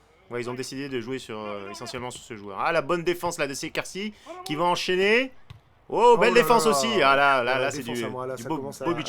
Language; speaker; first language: French; native; French